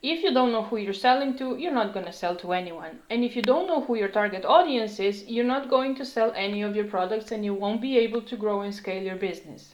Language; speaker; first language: English; non-native, fluent; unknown